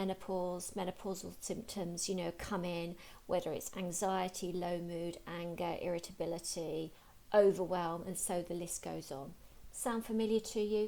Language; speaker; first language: English; native; English